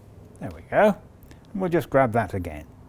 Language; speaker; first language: English; native; English